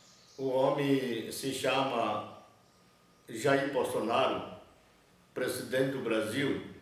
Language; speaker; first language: Portuguese; non-native, local second language; Yanomámi